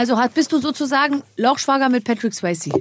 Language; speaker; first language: German; native; German